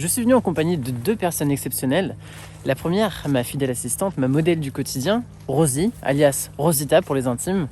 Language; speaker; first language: French; native; French